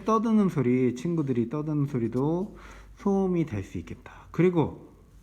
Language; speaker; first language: Korean; native; Korean